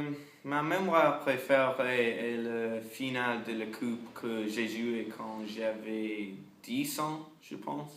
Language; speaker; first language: French; non-native, learner; English